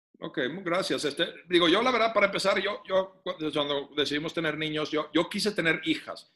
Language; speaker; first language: Spanish; non-native, fluent; Finnish